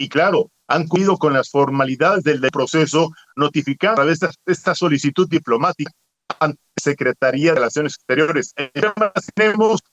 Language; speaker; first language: Spanish; native; Spanish